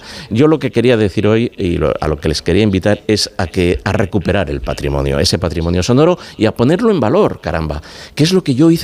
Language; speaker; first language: Spanish; native; Spanish